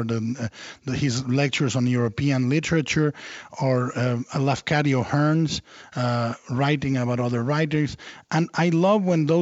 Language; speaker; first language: English; non-native, fluent; Spanish